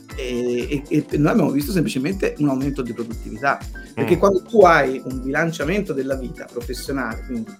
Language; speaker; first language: Italian; native; Italian